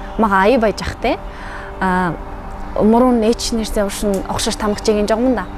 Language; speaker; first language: Kyrgyz; non-native, learner; Mongolian